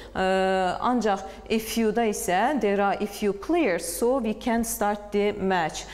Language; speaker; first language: English; non-native, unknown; Azerbaijani